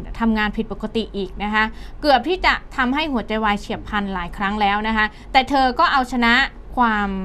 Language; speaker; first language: Thai; native; Thai